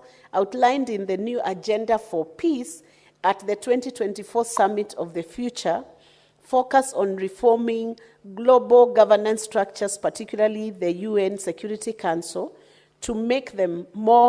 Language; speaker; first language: English; non-native, local second language; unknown